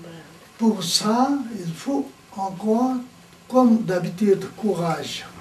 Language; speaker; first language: French; non-native, learner; Tibetan